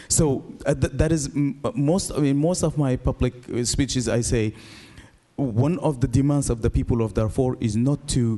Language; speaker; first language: English; non-native, fluent; Arabic